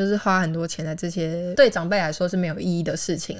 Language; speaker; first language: Chinese; native; Chinese